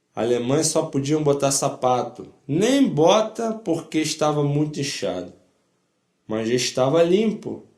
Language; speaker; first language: Portuguese; non-native, fluent; Polish